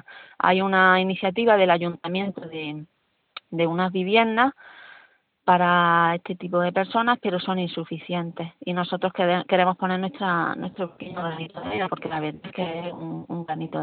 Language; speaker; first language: Spanish; native; Spanish